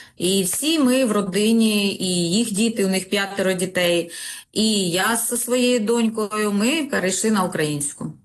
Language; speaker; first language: Ukrainian; non-native, local second language; Russian